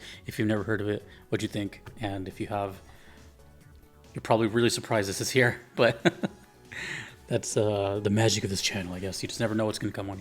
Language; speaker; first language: English; native; English